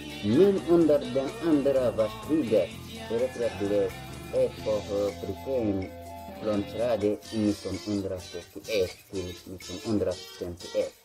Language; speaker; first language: Swedish; non-native, learner; Tigrinya